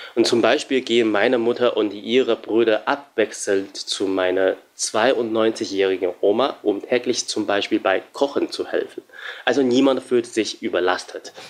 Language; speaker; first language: German; non-native, fluent; Chinese